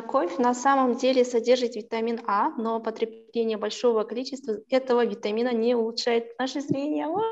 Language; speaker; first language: Russian; non-native, local second language; Kazakh